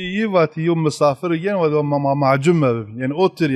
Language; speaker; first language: Turkish; non-native, local second language; Zaza